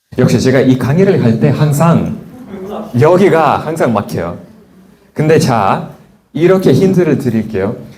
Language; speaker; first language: Korean; non-native, fluent; Russian